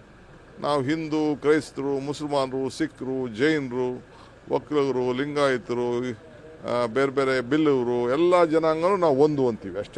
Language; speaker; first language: Kannada; native; Kannada